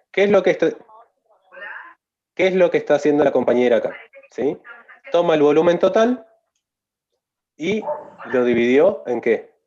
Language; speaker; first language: Spanish; native; Spanish